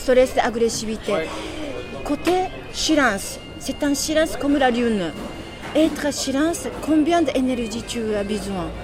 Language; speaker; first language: French; non-native, learner; Japanese